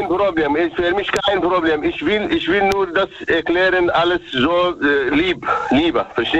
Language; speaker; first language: German; non-native, learner; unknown